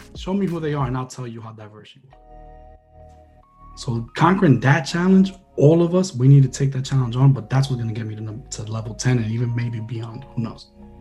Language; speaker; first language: English; early bilingual, other home language; Spanish